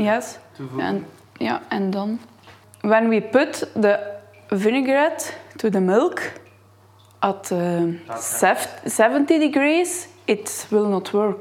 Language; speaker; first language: English; non-native, learner; Dutch